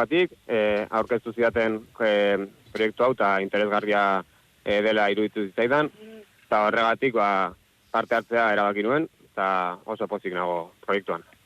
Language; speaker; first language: Basque; non-native, local second language; Spanish